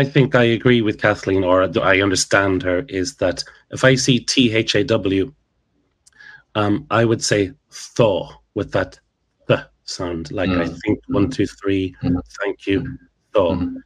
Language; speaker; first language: English; native; English